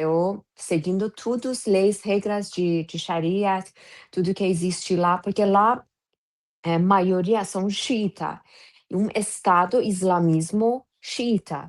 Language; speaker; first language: Portuguese; non-native, fluent; Persian